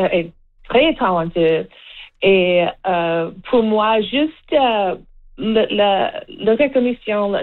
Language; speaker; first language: French; non-native, learner; English